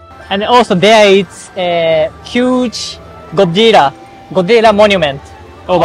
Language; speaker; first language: English; non-native, learner; Japanese